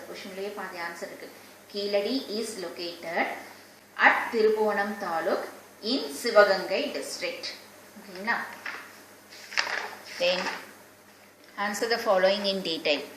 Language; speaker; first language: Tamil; native; Tamil